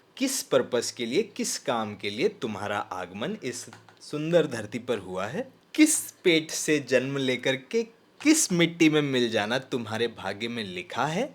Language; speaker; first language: Hindi; native; Hindi